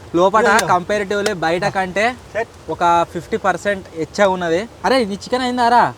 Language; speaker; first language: Telugu; native; Telugu